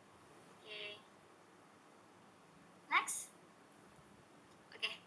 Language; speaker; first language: English; non-native, learner; Indonesian